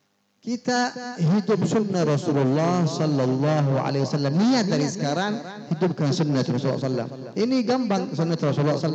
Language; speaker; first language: Indonesian; non-native, fluent; Arabic